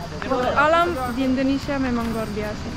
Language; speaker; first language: Indonesian; non-native, fluent; English